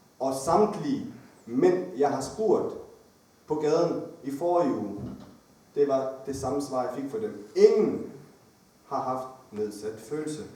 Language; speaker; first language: Danish; early bilingual, other home language; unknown